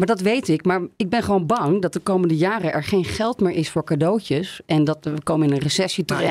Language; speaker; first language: Dutch; native; Dutch